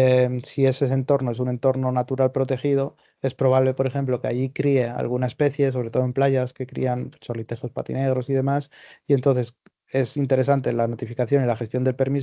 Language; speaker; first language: Spanish; native; Spanish